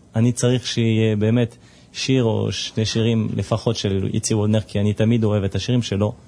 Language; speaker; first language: Hebrew; non-native, fluent; French